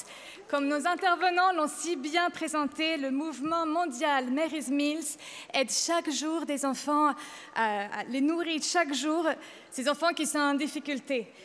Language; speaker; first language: French; native; French